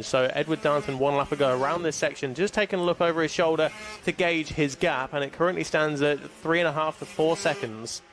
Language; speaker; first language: English; native; English